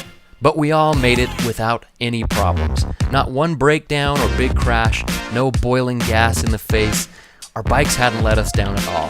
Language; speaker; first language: English; native; English